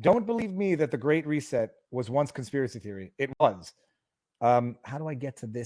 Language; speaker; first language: English; native; English